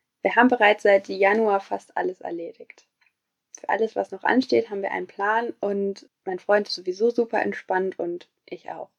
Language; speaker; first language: German; native; German